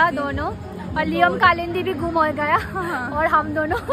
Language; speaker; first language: Hindi; non-native, local second language; Bangla